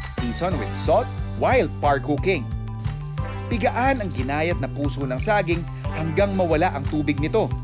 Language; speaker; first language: Filipino; native; Filipino